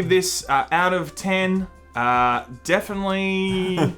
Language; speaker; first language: English; native; English